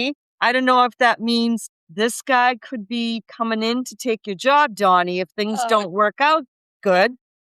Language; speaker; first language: English; native; English